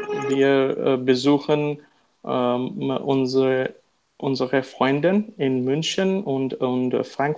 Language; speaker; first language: German; non-native, learner; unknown